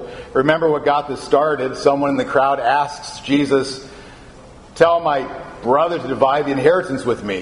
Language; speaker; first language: English; native; English